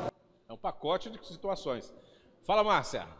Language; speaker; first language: Portuguese; native; Portuguese